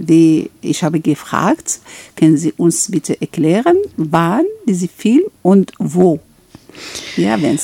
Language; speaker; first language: German; non-native, learner; Arabic